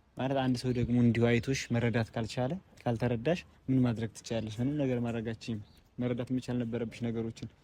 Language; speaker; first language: Amharic; native; Amharic